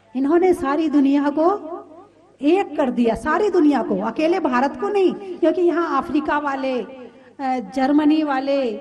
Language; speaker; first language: Hindi; native; Hindi